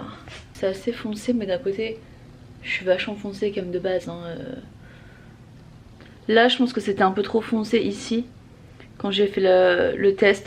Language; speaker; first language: French; native; French